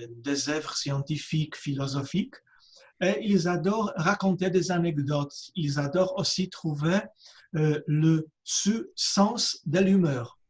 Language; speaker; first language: French; non-native, fluent; Polish